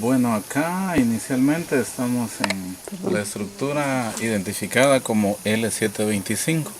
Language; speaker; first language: Spanish; native; Spanish